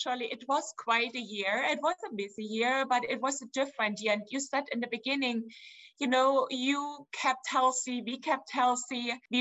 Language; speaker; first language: English; non-native, fluent; German